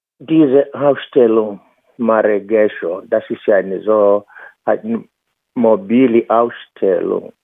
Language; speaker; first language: German; non-native, fluent; Swahili